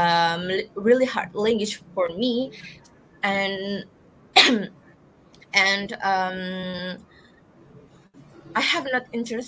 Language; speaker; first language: English; non-native, learner; Indonesian